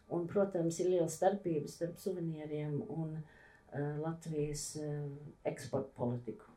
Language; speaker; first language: Latvian; early bilingual, heritage; Latvian